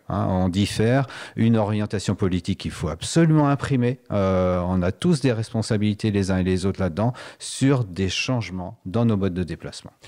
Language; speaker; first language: French; native; French